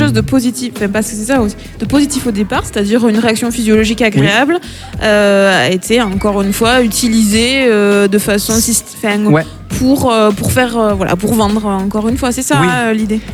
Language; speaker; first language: French; native; French